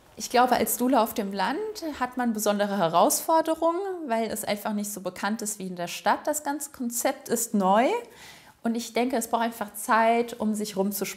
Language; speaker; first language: German; native; German